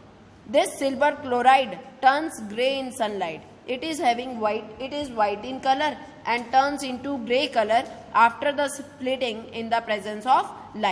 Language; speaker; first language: English; non-native, local second language; Hindi